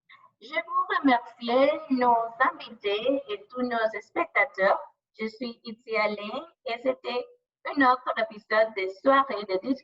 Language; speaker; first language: French; non-native, learner; Spanish